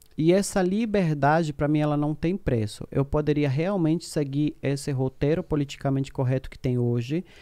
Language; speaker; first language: Portuguese; non-native, fluent; Spanish